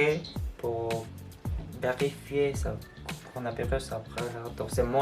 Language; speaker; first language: French; non-native, learner; Korean